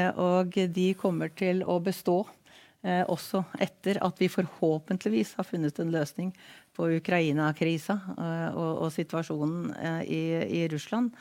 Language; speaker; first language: Norwegian; native; Norwegian